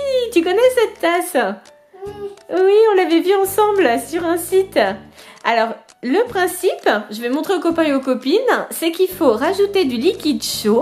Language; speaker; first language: French; native; French